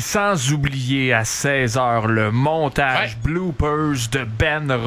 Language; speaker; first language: French; native; French